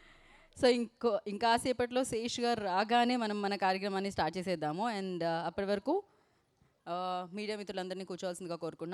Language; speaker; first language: Telugu; native; Telugu